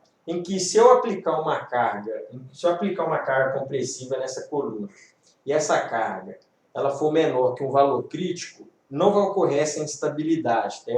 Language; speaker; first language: Portuguese; native; Portuguese